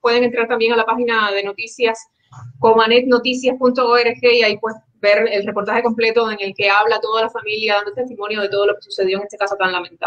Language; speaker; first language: Spanish; native; Spanish